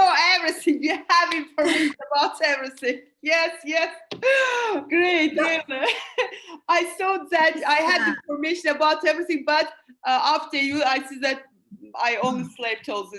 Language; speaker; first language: English; non-native, fluent; Azerbaijani